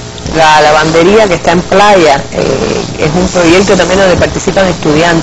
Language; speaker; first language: Spanish; native; Spanish